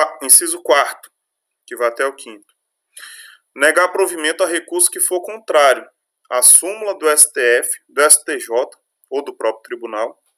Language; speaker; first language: Portuguese; native; Portuguese